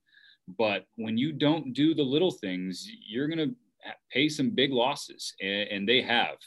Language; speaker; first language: English; native; English